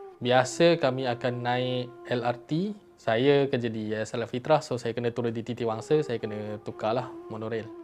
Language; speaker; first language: Malay; non-native, local second language; Chinese